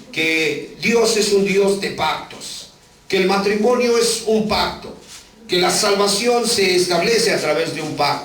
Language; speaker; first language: Spanish; native; Spanish